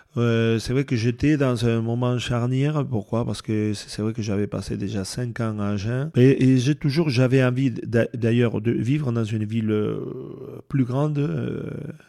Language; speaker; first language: French; non-native, fluent; Spanish